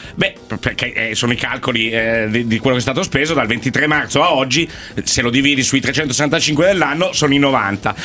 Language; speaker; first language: Italian; native; Italian